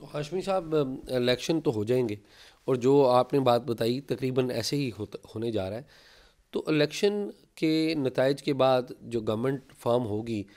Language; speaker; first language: Urdu; native; Urdu